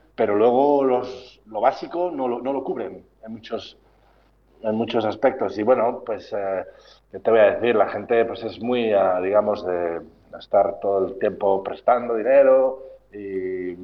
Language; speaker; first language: Spanish; native; Spanish